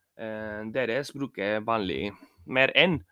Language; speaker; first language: Norwegian; non-native, learner; Spanish